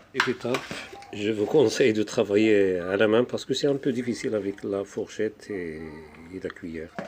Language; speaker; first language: French; non-native, local second language; Arabic